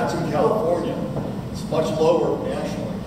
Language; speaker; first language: English; native; English